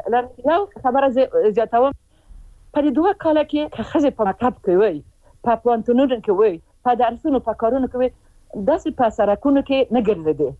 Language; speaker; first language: Pashto; non-native, local second language; Persian